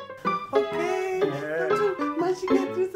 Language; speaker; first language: Korean; non-native, learner; English